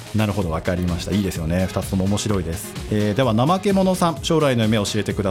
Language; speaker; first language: Japanese; native; Japanese